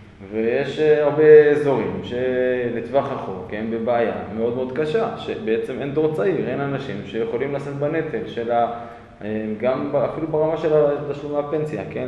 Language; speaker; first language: Hebrew; native; Hebrew